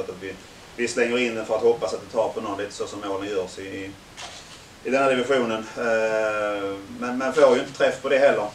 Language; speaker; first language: Swedish; native; Swedish